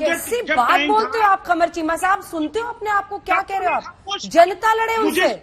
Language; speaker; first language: Hindi; native; Hindi